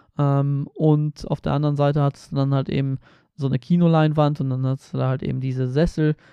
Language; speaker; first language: German; early bilingual, other home language; Polish